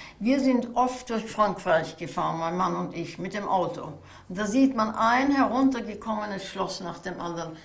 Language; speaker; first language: German; native; German